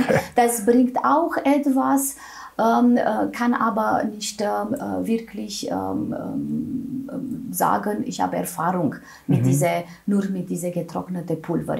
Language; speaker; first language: German; non-native, fluent; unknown